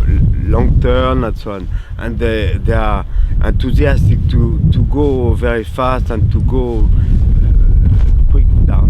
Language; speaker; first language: English; non-native, learner; French